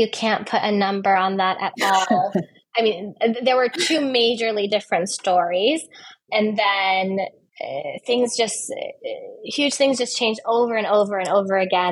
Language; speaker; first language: English; native; English